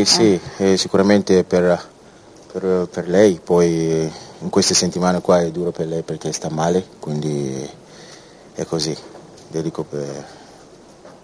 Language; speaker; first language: Italian; non-native, learner; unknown